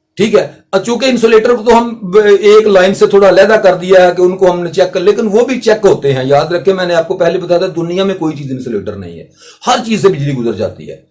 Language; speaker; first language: Urdu; non-native, local second language; Punjabi